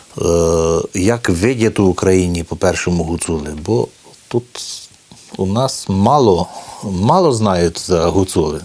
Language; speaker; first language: Ukrainian; early bilingual, heritage; Ukrainian